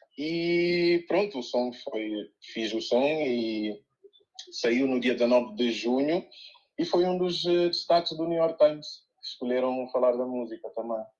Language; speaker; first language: Portuguese; early bilingual, other home language; Upper Guinea Crioulo